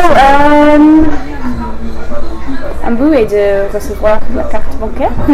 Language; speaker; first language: French; non-native, learner; English